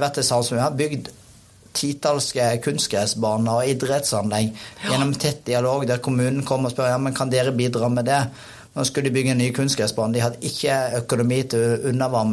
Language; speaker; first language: Norwegian; native; Norwegian